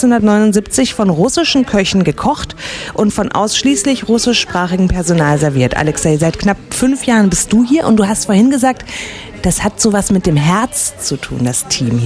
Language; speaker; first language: German; native; German